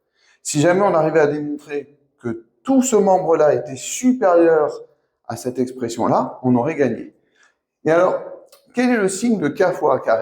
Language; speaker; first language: French; native; French